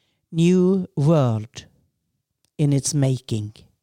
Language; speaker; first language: English; non-native, fluent; Norwegian